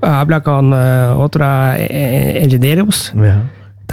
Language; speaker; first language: Spanish; non-native, learner; Norwegian